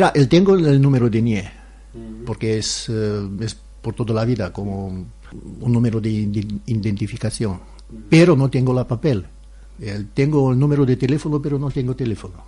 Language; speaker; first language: Spanish; non-native, learner; Romanian